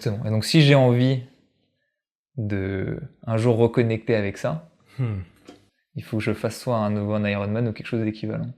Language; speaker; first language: French; native; French